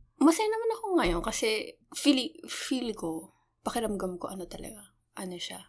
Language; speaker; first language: Filipino; native; Filipino